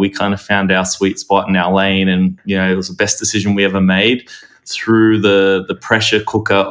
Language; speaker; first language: English; native; English